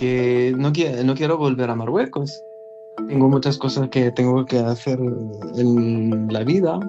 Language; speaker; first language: Spanish; non-native, learner; Arabic